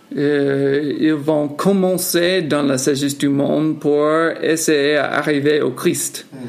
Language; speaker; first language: French; non-native, fluent; English